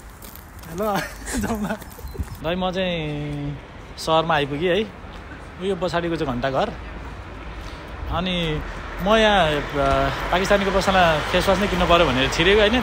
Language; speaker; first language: Nepali; native; Nepali